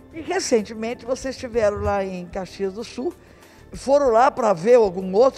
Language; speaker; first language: Portuguese; native; Portuguese